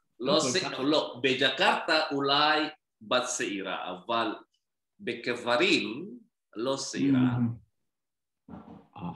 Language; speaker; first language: Hebrew; non-native, learner; Indonesian